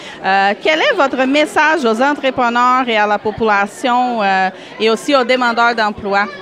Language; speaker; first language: French; native; French